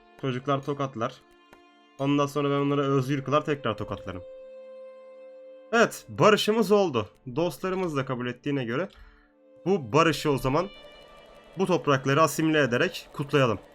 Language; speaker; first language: Turkish; native; Turkish